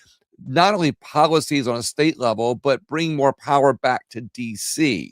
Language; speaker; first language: English; native; English